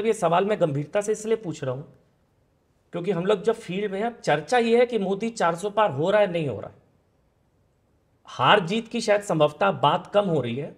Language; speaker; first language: Hindi; native; Hindi